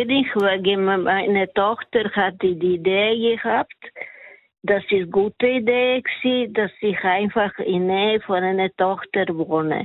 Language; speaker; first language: German; non-native, learner; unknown